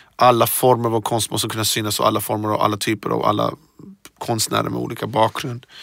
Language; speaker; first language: Swedish; early bilingual, other home language; Persian